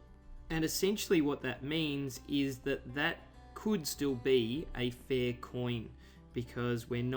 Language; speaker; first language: English; native; English